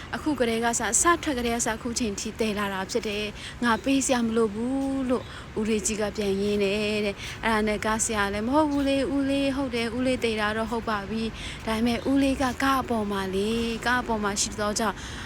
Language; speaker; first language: Burmese; non-native, local second language; Hakha Chin